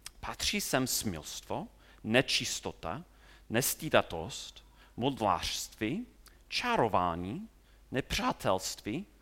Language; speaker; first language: Czech; non-native, fluent; English